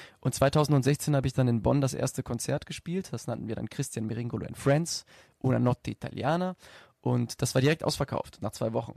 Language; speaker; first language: German; native; German